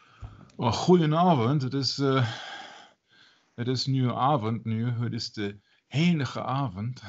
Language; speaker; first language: Dutch; non-native, learner; German